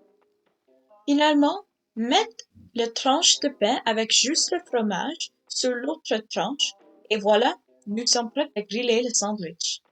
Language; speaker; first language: French; non-native, learner; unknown